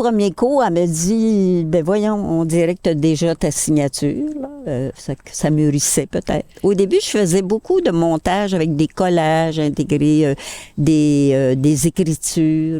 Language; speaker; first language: French; native; French